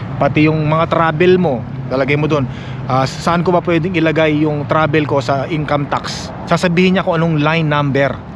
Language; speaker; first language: Filipino; native; Filipino